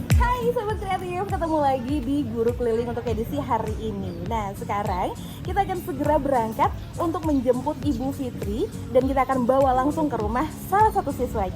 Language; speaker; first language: Indonesian; native; Indonesian